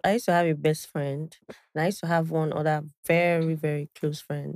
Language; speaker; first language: English; non-native, local second language; Igbo